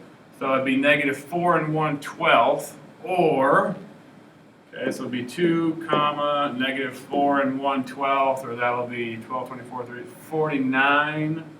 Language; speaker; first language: English; native; English